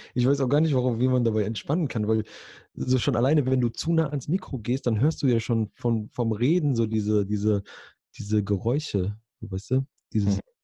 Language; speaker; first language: German; early bilingual, other home language; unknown